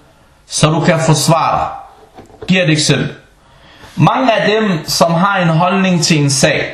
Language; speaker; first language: Danish; non-native, fluent; Arabic